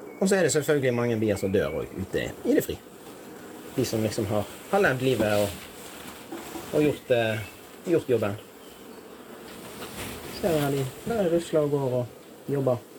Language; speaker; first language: Norwegian; native; Norwegian